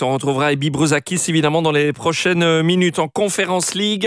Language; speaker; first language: French; native; French